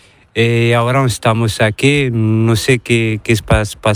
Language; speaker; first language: Spanish; non-native, learner; Arabic